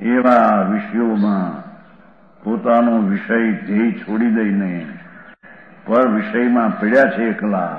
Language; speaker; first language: Hindi; non-native, local second language; Gujarati